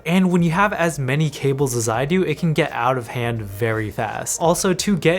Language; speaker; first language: English; native; English